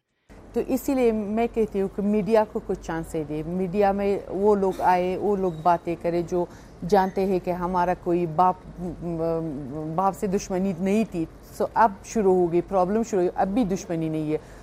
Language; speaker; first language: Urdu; non-native, fluent; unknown